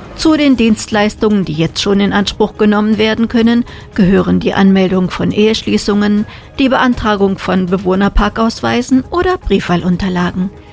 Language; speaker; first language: German; native; German